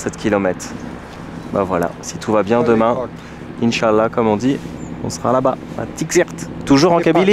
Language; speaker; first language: French; native; French